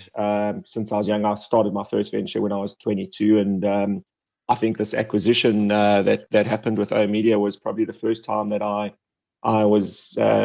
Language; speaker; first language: English; native; English